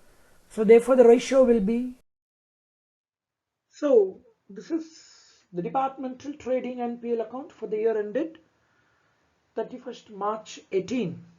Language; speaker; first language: English; non-native, local second language; Kannada